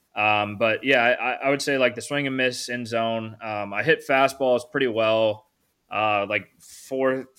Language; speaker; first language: English; native; English